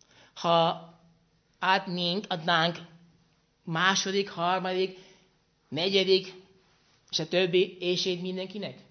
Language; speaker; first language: Hungarian; non-native, fluent; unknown